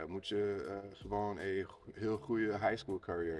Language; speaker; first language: Dutch; non-native, fluent; English